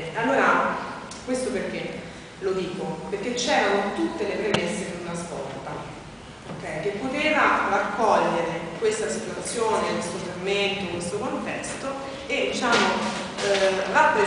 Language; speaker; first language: Italian; native; Italian